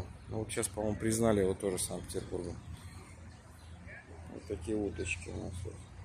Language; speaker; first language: Russian; native; Russian